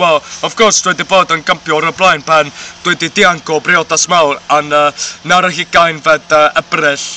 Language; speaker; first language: Welsh; non-native, learner; English